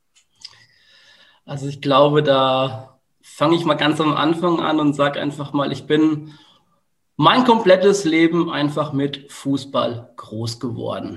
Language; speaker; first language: German; native; German